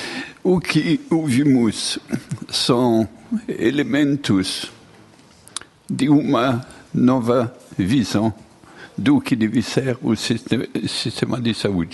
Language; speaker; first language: Portuguese; non-native, fluent; French